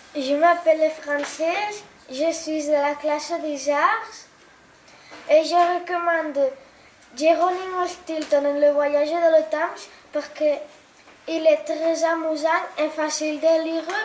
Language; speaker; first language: French; non-native, learner; Catalan